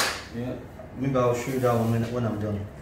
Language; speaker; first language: English; non-native, learner; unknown